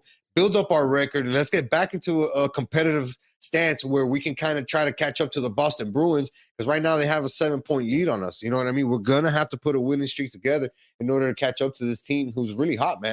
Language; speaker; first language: English; native; English